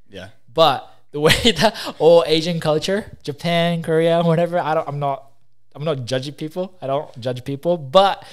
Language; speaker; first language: English; non-native, fluent; Japanese